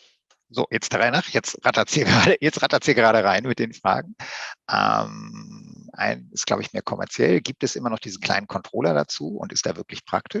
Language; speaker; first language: German; native; German